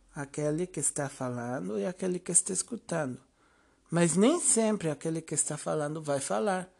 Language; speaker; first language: Portuguese; non-native, fluent; Spanish